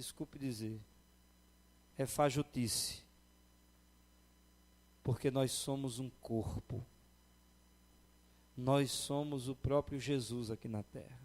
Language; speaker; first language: Portuguese; native; Portuguese